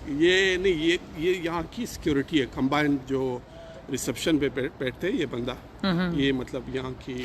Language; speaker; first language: Urdu; non-native, local second language; Pashto